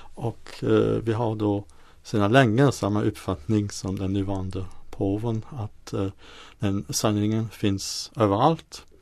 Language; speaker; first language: Swedish; non-native, fluent; French